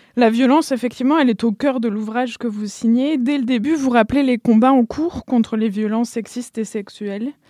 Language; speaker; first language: French; native; French